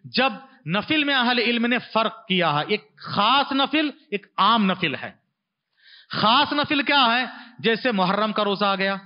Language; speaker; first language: Urdu; native; Urdu